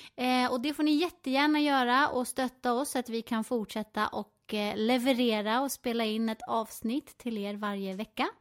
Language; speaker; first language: Swedish; native; Swedish